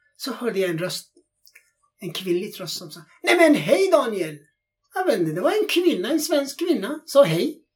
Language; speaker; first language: Swedish; non-native, fluent; Persian